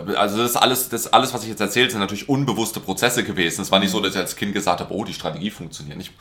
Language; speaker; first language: German; native; German